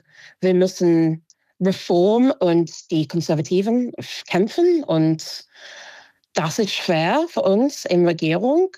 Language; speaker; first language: German; non-native, fluent; English